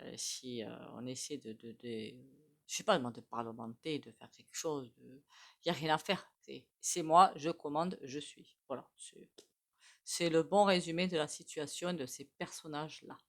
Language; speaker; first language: French; native; French